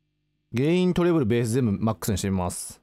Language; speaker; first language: Japanese; native; Japanese